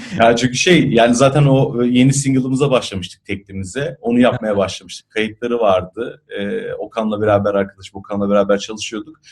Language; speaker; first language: Turkish; native; Turkish